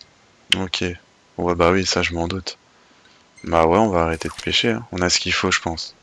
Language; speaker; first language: French; native; French